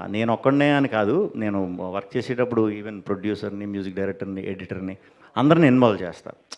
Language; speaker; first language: Telugu; native; Telugu